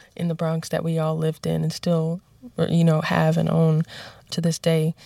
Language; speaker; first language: English; native; English